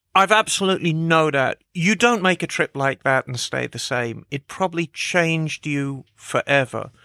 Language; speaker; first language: English; native; English